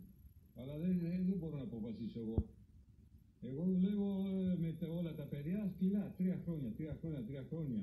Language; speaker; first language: Greek; non-native, learner; Spanish